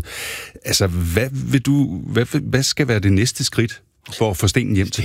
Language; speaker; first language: Danish; native; Danish